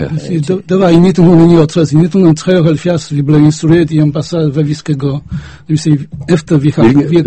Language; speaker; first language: Danish; non-native, fluent; Polish